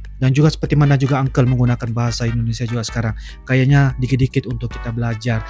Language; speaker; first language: Malay; native; Malay